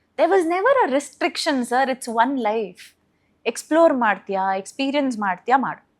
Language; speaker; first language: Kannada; native; Kannada